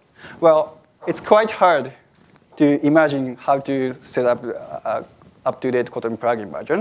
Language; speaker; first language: English; non-native, fluent; Japanese